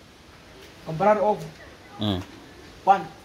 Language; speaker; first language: Spanish; non-native, learner; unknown